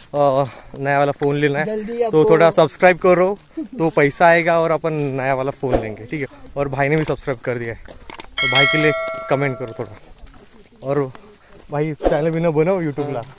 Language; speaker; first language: Hindi; non-native, local second language; Marathi